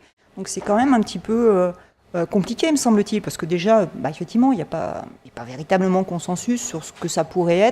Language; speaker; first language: French; native; French